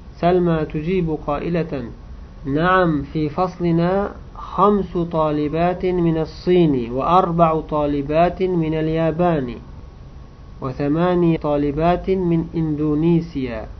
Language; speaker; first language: Arabic; non-native, fluent; Uzbek